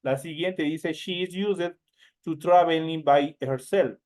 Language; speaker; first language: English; non-native, learner; Spanish